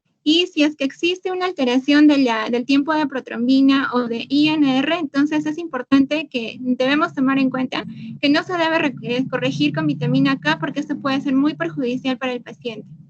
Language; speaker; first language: Spanish; native; Spanish